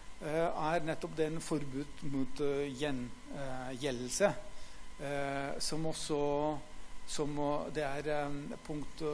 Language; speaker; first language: Norwegian; non-native, fluent; Greek